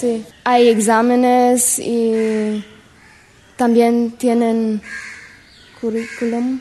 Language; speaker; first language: Spanish; non-native, learner; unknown